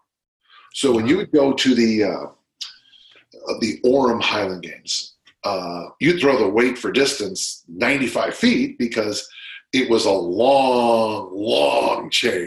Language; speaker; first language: English; native; English